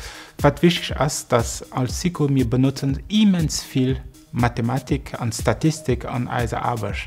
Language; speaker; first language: German; non-native, local second language; Luxembourgish